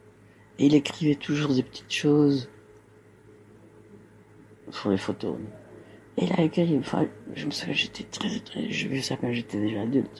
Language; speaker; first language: French; non-native, fluent; Spanish